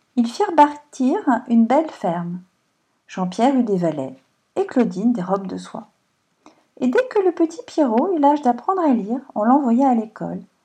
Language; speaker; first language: French; native; French